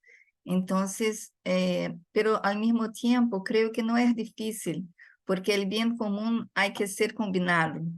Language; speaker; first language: Spanish; non-native, fluent; Portuguese